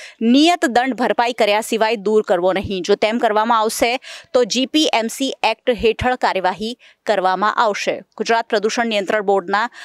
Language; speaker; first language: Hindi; non-native, local second language; Gujarati